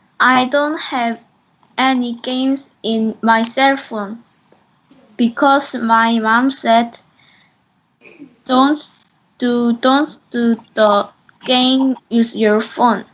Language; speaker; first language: English; non-native, learner; Korean